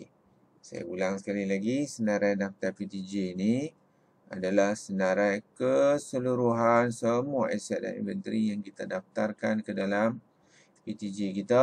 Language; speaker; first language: Malay; native; Malay